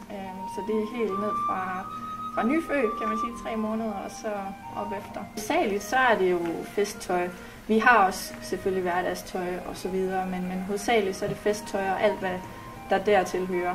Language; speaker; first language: Danish; native; Danish